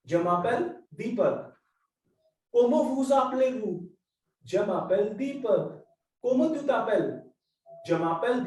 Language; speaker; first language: French; non-native, learner; Hindi